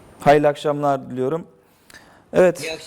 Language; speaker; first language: Turkish; native; Turkish